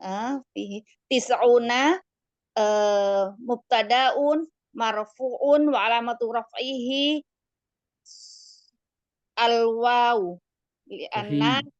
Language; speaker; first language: Arabic; non-native, learner; Indonesian